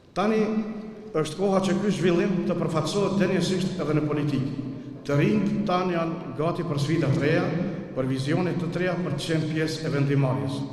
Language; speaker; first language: Albanian; non-native, local second language; Romany